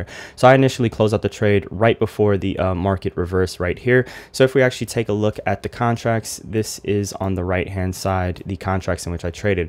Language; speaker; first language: English; native; English